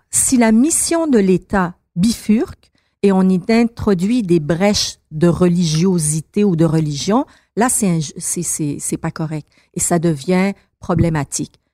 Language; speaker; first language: French; early bilingual, other home language; Persian